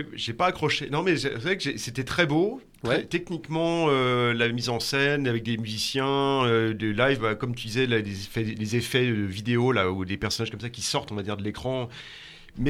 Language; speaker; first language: French; native; French